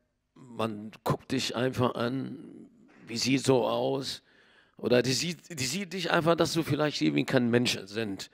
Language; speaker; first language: German; non-native, learner; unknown